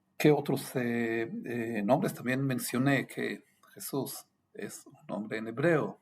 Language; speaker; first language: Spanish; non-native, fluent; Hebrew